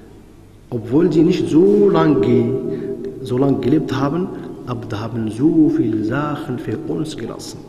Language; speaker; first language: German; non-native, fluent; Arabic